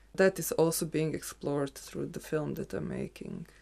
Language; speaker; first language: English; non-native, fluent; Serbian